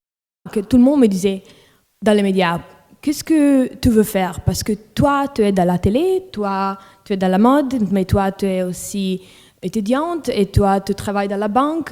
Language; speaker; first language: French; non-native, local second language; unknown